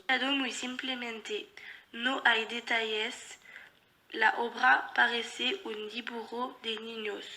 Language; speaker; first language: Spanish; non-native, learner; French